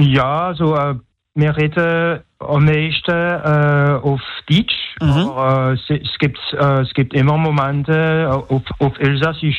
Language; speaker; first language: German; non-native, local second language; French